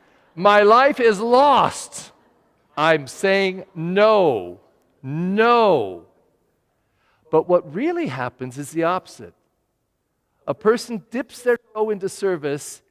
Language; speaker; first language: English; native; English